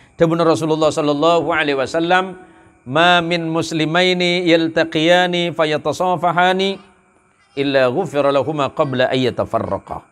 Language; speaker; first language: Indonesian; native; Indonesian